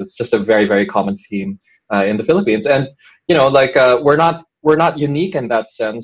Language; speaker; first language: English; non-native, local second language; Filipino